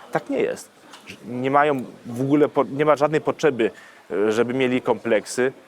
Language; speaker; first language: Polish; early bilingual, heritage; Polish